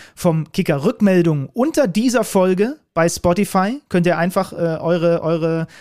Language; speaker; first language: German; native; German